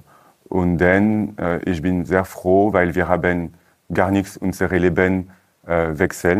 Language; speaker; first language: German; non-native, learner; French